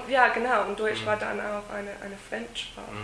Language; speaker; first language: German; non-native, fluent; English